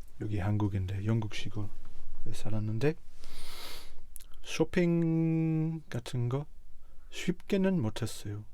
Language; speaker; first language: Korean; non-native, fluent; English